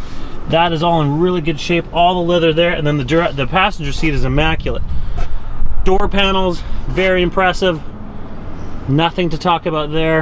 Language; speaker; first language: English; native; English